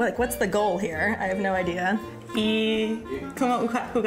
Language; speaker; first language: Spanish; non-native, fluent; English